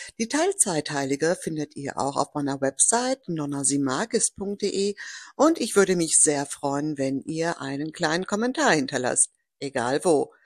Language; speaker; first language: German; early bilingual, other home language; Greek